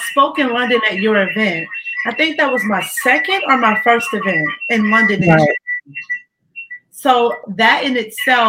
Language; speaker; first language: English; native; English